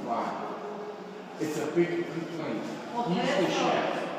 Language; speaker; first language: English; native; English